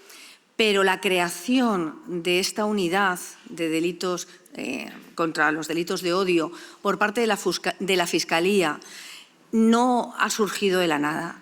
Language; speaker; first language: Spanish; native; Spanish